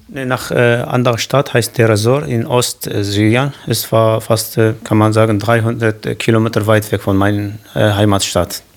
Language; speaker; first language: German; non-native, learner; Kurdish